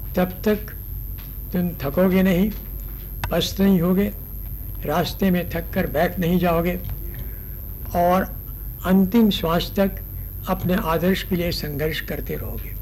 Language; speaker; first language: Hindi; native; Hindi